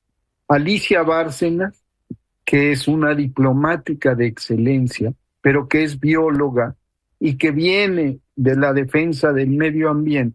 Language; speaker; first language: Spanish; native; Spanish